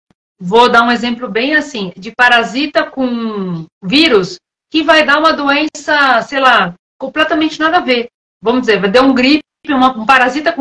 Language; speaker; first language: Portuguese; native; Portuguese